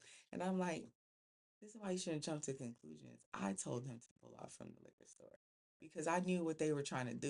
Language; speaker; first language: English; native; English